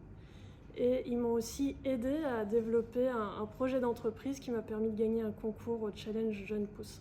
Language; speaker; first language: French; native; French